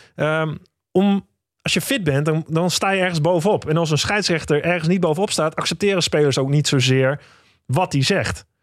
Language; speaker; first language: Dutch; native; Dutch